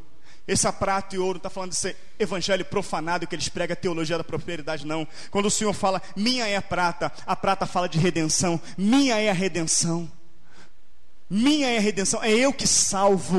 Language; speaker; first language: Portuguese; native; Portuguese